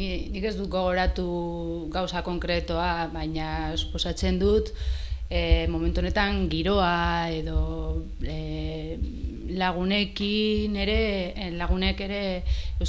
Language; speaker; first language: Basque; non-native, local second language; Spanish